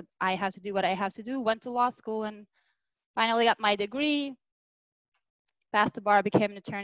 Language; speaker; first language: English; non-native, fluent; Albanian